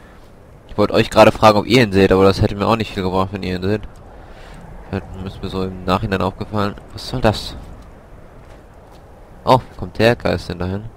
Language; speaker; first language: German; native; German